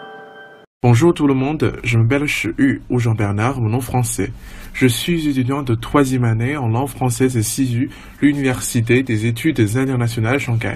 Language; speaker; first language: French; non-native, fluent; Chinese